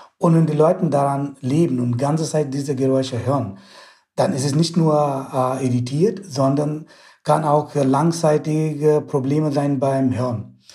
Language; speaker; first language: German; non-native, fluent; Hindi